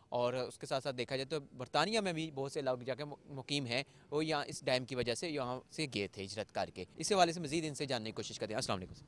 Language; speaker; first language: Urdu; non-native, local second language; Pahari-Potwari